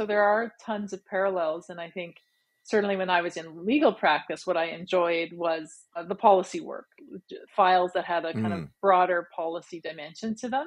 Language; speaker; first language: English; native; English